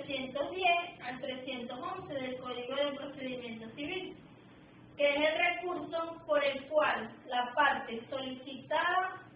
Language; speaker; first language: Spanish; native; Spanish